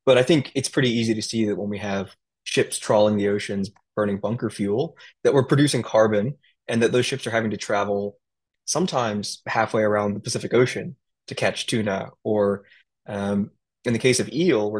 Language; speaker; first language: English; native; English